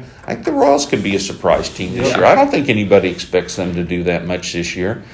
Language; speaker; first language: English; native; English